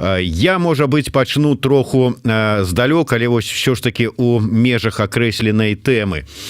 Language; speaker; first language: Belarusian; native; Belarusian